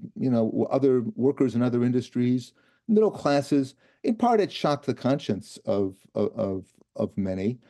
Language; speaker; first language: English; native; English